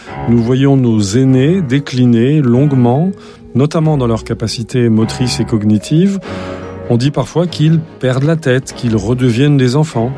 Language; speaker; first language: French; native; French